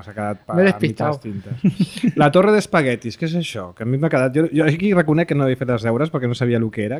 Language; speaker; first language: Catalan; native; Catalan